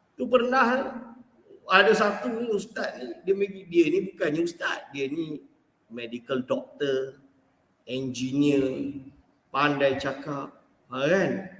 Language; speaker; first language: Malay; native; Malay